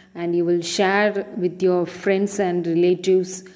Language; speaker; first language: English; non-native, local second language; Tamil